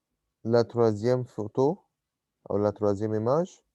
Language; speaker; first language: French; non-native, fluent; Arabic